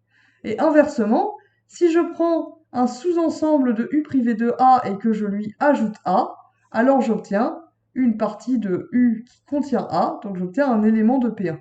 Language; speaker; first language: French; native; French